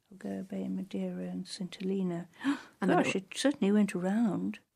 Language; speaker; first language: English; native; English